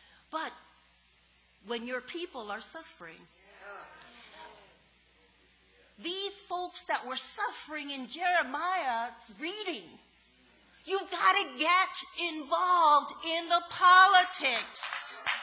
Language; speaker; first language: English; native; English